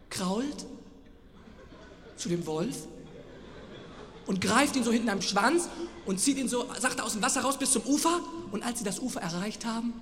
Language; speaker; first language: German; native; German